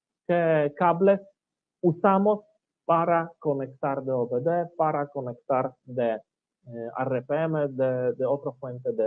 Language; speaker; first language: Spanish; non-native, learner; Polish